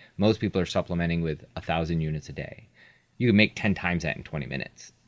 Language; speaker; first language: English; native; English